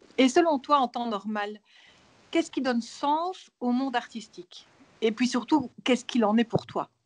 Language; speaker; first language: French; native; French